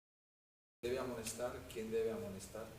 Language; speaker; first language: Spanish; native; Spanish